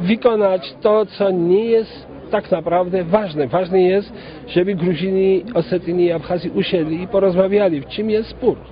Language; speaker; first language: Polish; non-native, fluent; Georgian